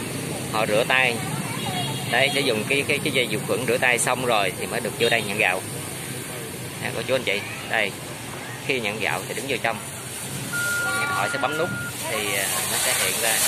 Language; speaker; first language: Vietnamese; native; Vietnamese